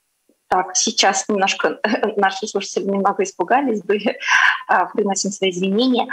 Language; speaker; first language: Russian; native; Russian